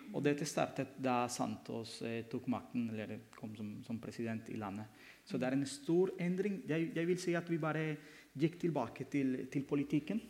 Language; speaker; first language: Norwegian; non-native, fluent; Spanish